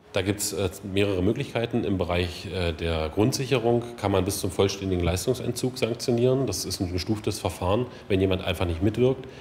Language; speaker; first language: German; native; German